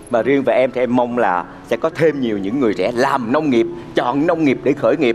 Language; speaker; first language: Vietnamese; native; Vietnamese